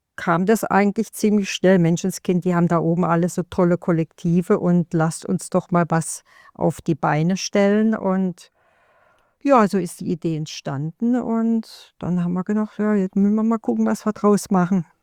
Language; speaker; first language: German; native; German